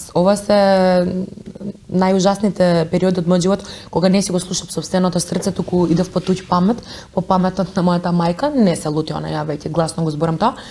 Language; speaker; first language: Macedonian; native; Macedonian